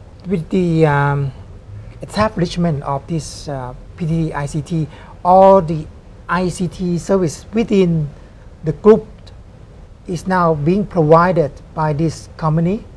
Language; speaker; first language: English; non-native, fluent; Thai